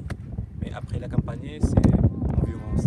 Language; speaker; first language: French; non-native, learner; Swahili